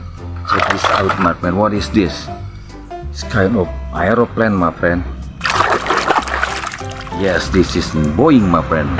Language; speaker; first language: English; non-native, learner; Indonesian